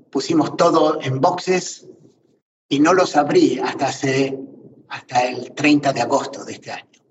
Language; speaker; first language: Spanish; native; Spanish